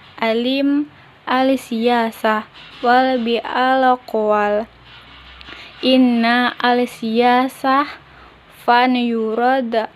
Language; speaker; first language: Arabic; non-native, learner; Indonesian